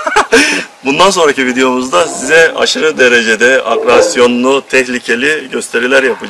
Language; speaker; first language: Turkish; native; Turkish